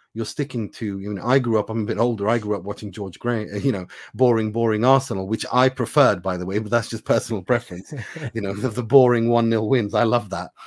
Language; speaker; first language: English; non-native, fluent; Persian